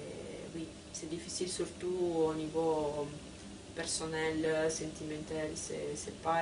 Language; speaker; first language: French; non-native, fluent; Italian